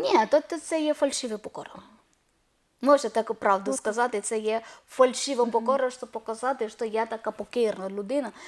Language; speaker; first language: Ukrainian; non-native, learner; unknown